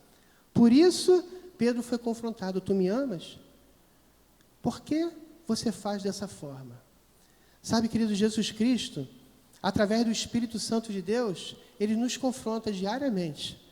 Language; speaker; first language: Portuguese; native; Portuguese